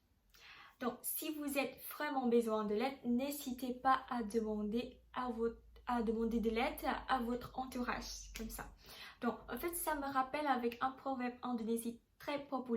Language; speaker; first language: French; non-native, learner; Indonesian